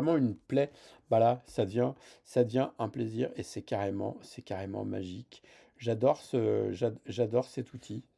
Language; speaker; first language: French; native; French